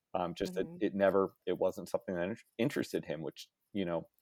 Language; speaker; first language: English; native; English